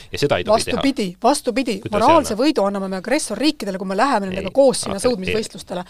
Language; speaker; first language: Estonian; native; Estonian